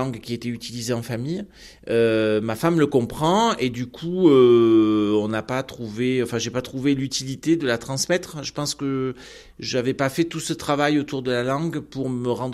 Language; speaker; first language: French; non-native, local second language; Occitan